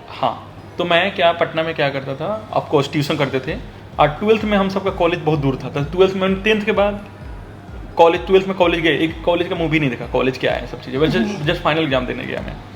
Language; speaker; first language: Hindi; native; Hindi